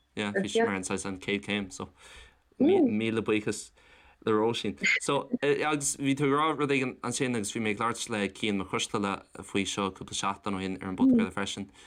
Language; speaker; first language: Irish; non-native, local second language; English